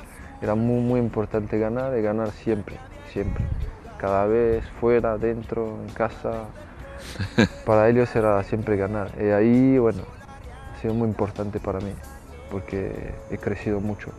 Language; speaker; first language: Spanish; non-native, fluent; French